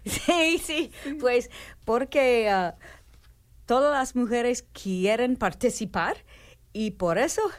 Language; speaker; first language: Spanish; non-native, learner; English